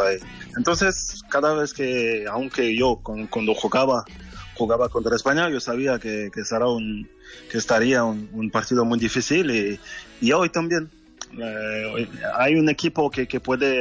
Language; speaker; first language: Spanish; non-native, fluent; French